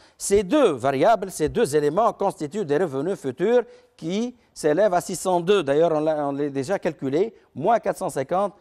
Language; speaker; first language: French; non-native, local second language; Arabic